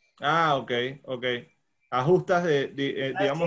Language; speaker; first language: Spanish; native; Spanish